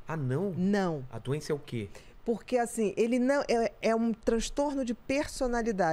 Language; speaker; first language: Portuguese; native; Portuguese